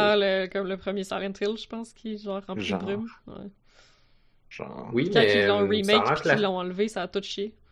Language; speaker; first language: French; native; French